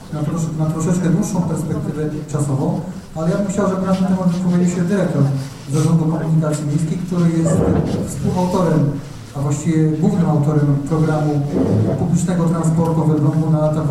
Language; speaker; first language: Polish; native; Polish